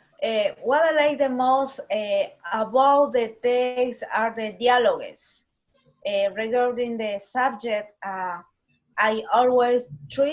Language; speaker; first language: English; non-native, learner; Spanish